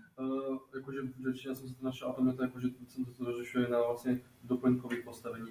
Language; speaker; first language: Czech; native; Czech